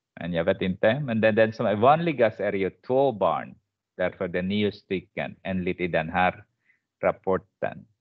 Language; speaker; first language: Swedish; non-native, fluent; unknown